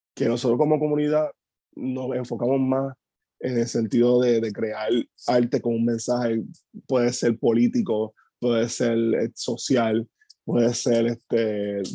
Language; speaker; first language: Spanish; native; Spanish